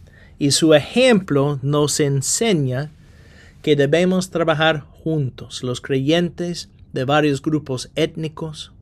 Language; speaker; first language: Spanish; non-native, fluent; English